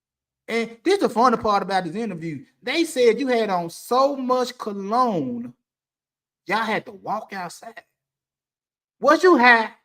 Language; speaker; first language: English; native; English